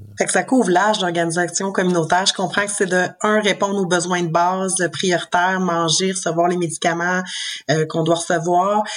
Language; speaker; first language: French; native; French